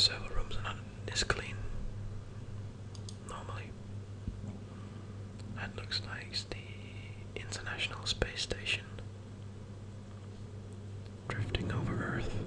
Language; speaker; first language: English; non-native, fluent; Danish